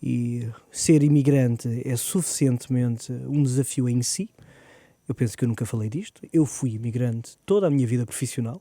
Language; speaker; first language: Portuguese; native; Portuguese